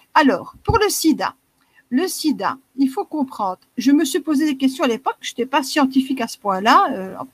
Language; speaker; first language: French; native; French